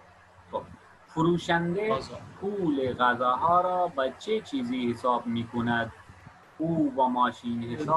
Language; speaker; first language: Persian; non-native, fluent; Urdu